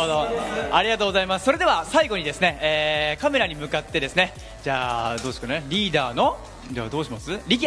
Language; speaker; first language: Japanese; native; Japanese